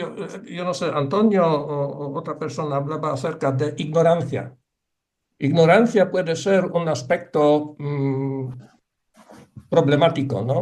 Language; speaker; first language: Spanish; non-native, fluent; Polish